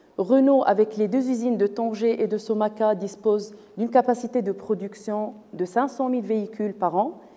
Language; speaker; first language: French; non-native, local second language; Arabic